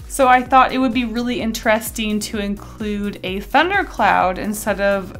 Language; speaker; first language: English; native; English